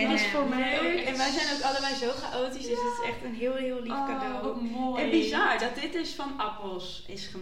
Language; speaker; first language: Dutch; native; Dutch